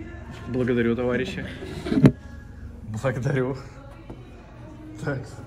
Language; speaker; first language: Russian; native; Russian